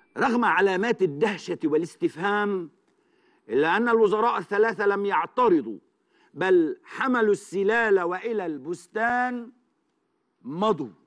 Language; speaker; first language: Arabic; non-native, fluent; Turkish